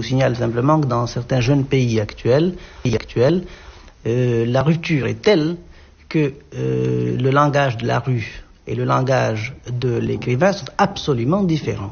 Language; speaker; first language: French; non-native, local second language; Arabic